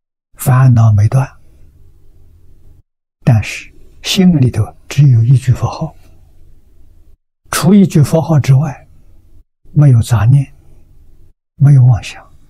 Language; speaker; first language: Chinese; native; Chinese